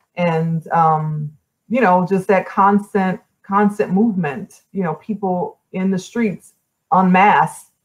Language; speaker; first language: English; native; English